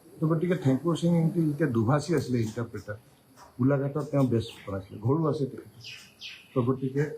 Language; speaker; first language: Assamese; non-native, local second language; Karbi